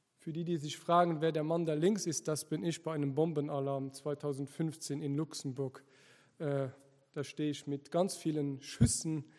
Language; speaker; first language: German; non-native, local second language; Luxembourgish